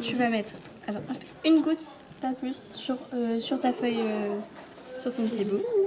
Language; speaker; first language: French; native; French